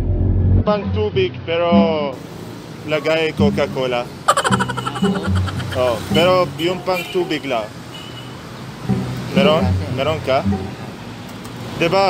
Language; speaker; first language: Filipino; non-native, learner; Arabic